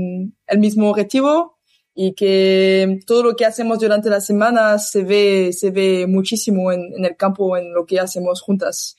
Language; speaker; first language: Spanish; non-native, learner; French